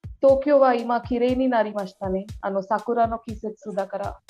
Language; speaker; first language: Japanese; non-native, learner; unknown